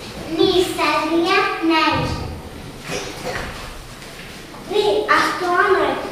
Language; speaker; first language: Basque; non-native, local second language; Spanish